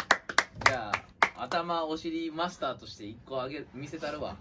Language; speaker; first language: Japanese; native; Japanese